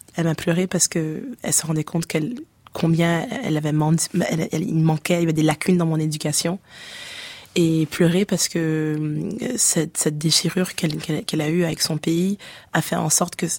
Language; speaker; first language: French; native; French